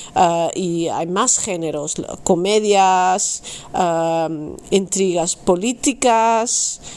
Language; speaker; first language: Spanish; non-native, fluent; Dutch